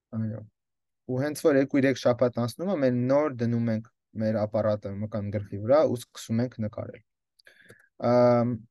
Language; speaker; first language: Armenian; early bilingual, heritage; Armenian